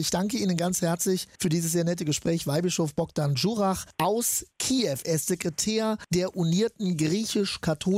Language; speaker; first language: German; native; German